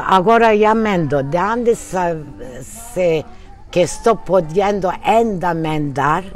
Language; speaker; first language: Spanish; early bilingual, heritage; Turkish